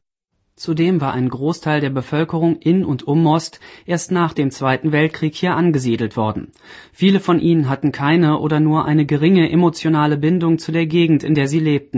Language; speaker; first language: German; native; German